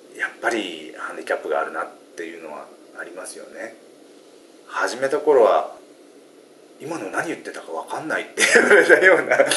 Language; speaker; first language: Japanese; native; Japanese